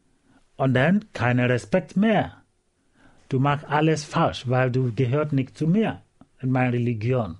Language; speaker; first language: German; non-native, learner; Igbo